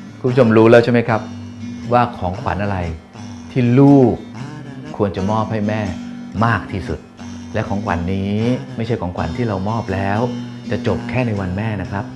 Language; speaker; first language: Thai; native; Thai